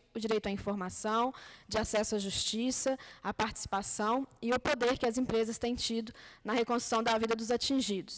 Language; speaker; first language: Portuguese; native; Portuguese